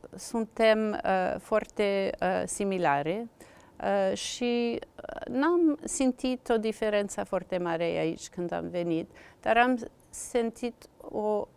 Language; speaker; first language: Romanian; non-native, learner; English